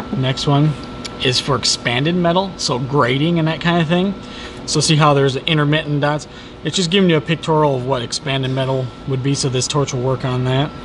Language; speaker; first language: English; native; English